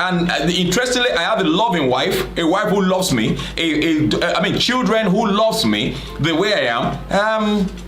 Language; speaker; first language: English; non-native, local second language; Yoruba